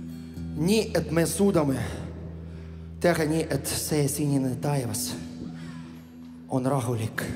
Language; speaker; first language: Estonian; non-native, fluent; Ukrainian